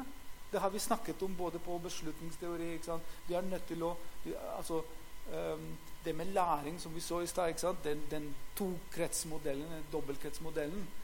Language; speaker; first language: Norwegian; non-native, fluent; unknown